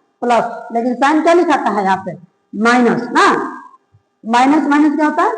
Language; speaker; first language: Hindi; native; Hindi